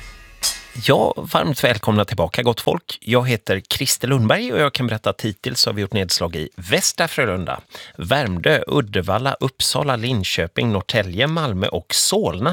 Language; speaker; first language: Swedish; native; Swedish